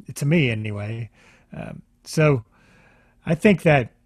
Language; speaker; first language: English; native; English